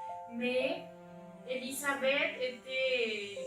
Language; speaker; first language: French; non-native, learner; Spanish